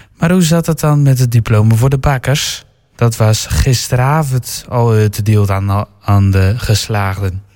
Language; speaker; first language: Dutch; native; Dutch